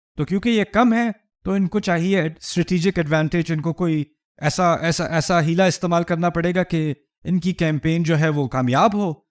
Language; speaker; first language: Urdu; early bilingual, heritage; Urdu